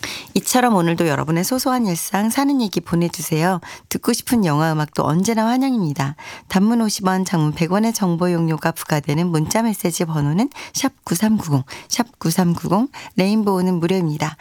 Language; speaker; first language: Korean; native; Korean